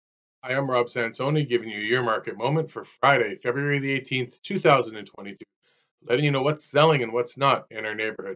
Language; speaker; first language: English; native; English